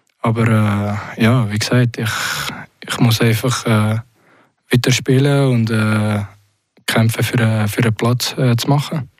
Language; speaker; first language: German; non-native, local second language; French